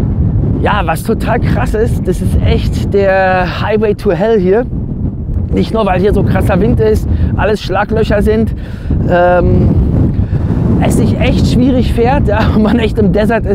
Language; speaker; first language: German; native; German